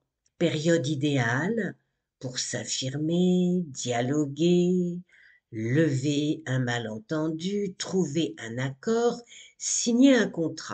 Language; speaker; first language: French; native; French